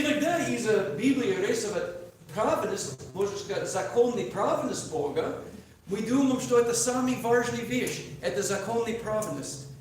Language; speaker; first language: Russian; non-native, learner; English